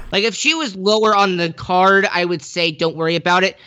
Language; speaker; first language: English; native; English